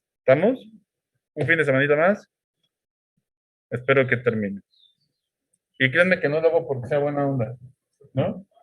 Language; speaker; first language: Spanish; native; Spanish